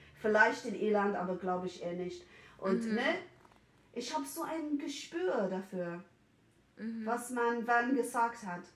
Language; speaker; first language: German; non-native, fluent; English